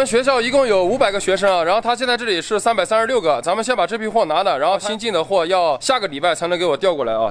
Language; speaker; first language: Chinese; native; Chinese